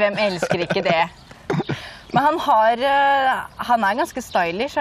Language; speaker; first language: Norwegian; native; Norwegian